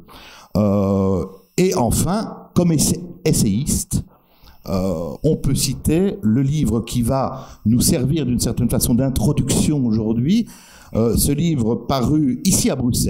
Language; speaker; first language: French; native; French